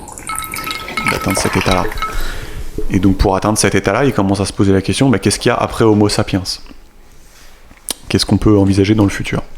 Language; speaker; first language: French; native; French